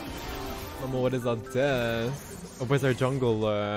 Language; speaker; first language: English; native; English